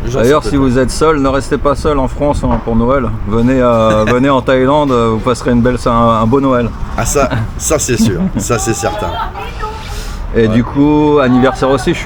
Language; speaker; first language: French; native; French